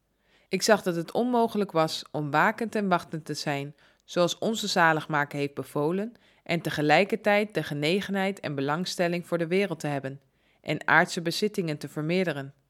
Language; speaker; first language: Dutch; native; Dutch